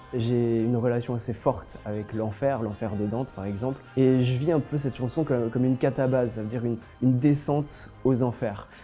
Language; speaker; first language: French; native; French